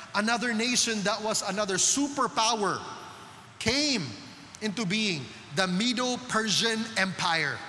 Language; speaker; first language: English; non-native, local second language; Filipino